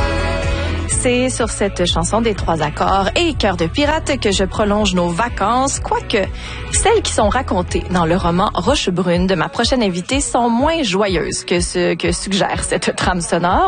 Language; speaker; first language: French; native; French